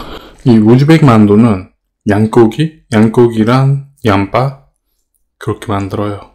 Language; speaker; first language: Korean; non-native, fluent; Uzbek